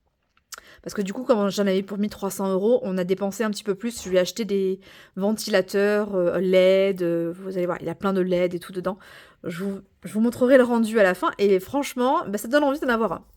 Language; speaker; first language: French; native; French